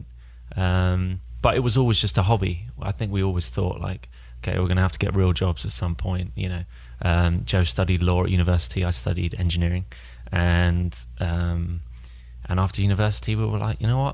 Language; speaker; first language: English; native; English